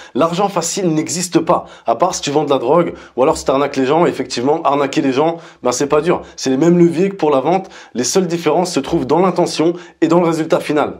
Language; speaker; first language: French; native; French